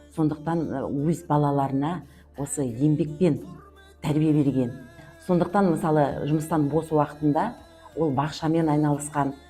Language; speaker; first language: Kazakh; non-native, local second language; Russian